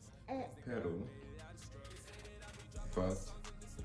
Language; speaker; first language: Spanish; non-native, learner; English